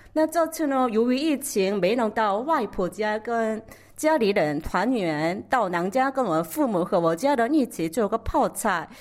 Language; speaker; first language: Chinese; non-native, fluent; Korean